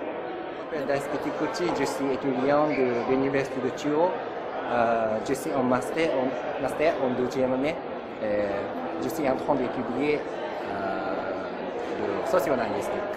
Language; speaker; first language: French; non-native, learner; Japanese